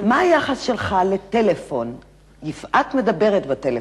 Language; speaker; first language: Hebrew; native; Hebrew